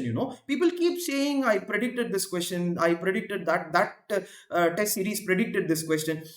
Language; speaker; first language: English; non-native, local second language; Tamil